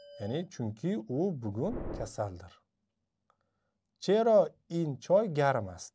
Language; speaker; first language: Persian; non-native, fluent; Uzbek